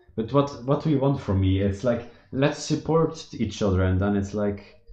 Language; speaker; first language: English; non-native, fluent; Dutch